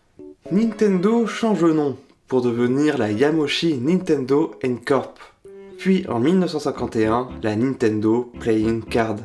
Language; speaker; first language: French; native; French